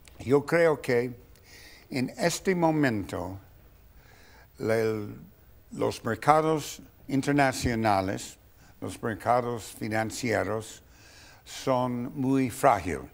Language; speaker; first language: Spanish; non-native, fluent; English